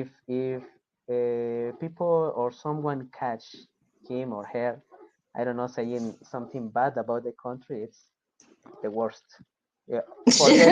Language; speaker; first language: English; non-native, fluent; Spanish